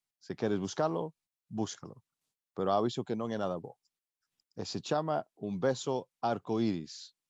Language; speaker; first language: Galician; non-native, local second language; Spanish